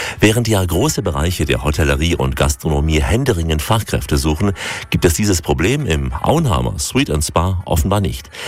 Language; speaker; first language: German; native; German